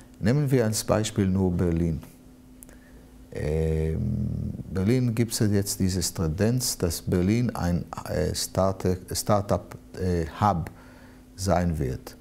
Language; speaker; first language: German; non-native, fluent; Hebrew